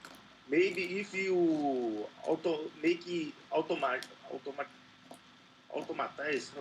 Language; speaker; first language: English; non-native, learner; Portuguese